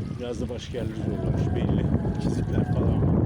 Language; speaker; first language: Turkish; native; Turkish